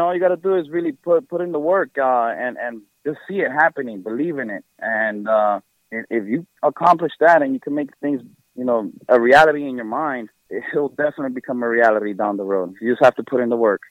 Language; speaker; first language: English; early bilingual, other home language; Spanish